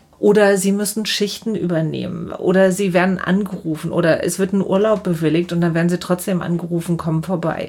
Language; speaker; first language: German; native; German